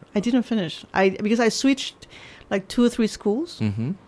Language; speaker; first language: English; non-native, fluent; Chinese